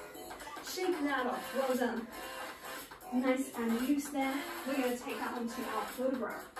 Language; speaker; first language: English; native; English